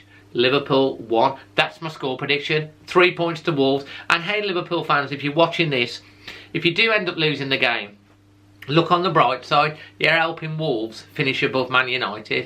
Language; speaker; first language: English; native; English